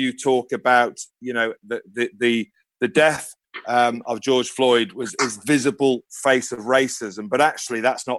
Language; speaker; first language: English; native; English